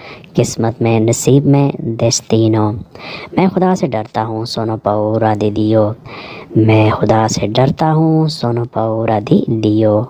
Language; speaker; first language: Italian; non-native, learner; Urdu